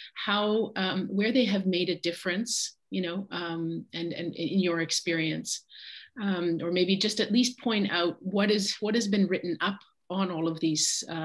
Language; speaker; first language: English; native; English